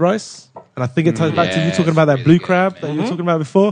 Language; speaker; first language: English; native; English